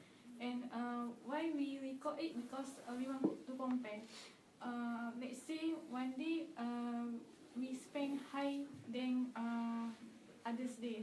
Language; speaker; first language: English; non-native, local second language; Malay